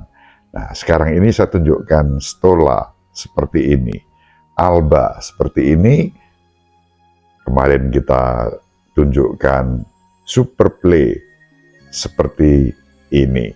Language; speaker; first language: Indonesian; native; Indonesian